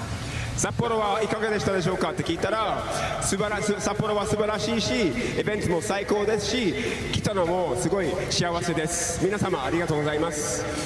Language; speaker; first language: Japanese; native; Japanese